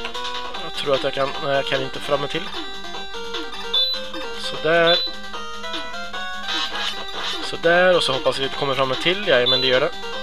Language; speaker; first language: Swedish; native; Swedish